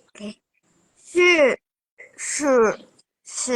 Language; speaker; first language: Chinese; non-native, learner; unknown